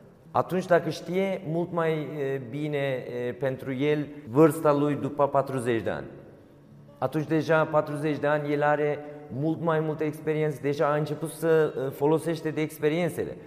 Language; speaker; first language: Romanian; non-native, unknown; Turkish